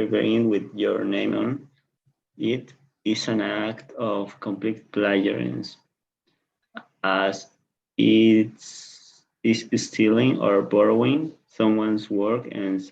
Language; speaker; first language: English; non-native, learner; Spanish